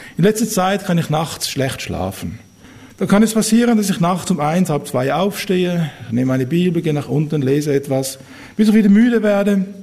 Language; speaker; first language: German; native; German